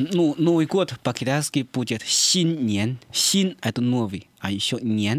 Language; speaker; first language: Russian; non-native, learner; Chinese